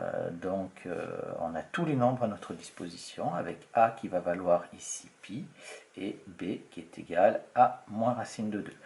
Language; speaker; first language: French; native; French